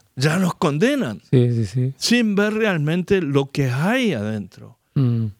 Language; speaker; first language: Spanish; non-native, fluent; Korean